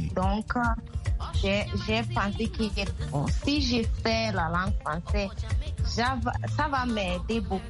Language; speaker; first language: French; non-native, learner; Akan